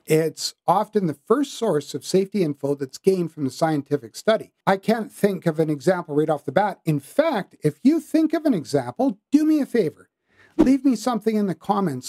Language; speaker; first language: English; native; English